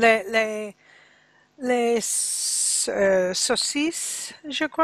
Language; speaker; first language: French; non-native, learner; English